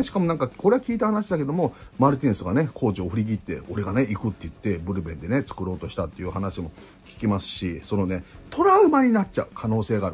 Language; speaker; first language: Japanese; native; Japanese